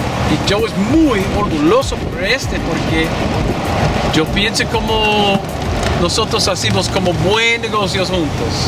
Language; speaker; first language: Spanish; non-native, learner; English